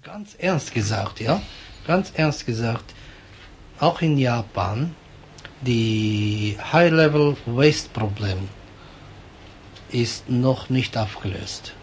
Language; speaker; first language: German; non-native, fluent; Japanese